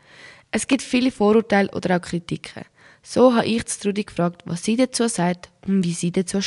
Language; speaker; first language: German; native; German